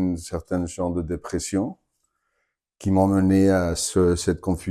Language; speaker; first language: French; non-native, fluent; Spanish